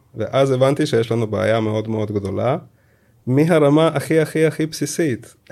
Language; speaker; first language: Hebrew; early bilingual, other home language; Russian